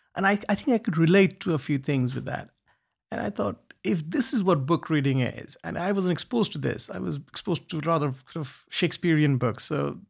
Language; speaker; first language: English; non-native, local second language; Bangla